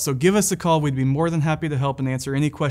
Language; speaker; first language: English; native; English